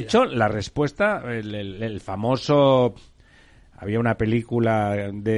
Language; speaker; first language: Spanish; native; Spanish